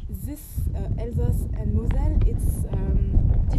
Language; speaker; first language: English; non-native, learner; French